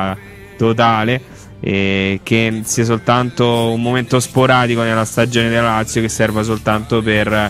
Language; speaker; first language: Italian; native; Italian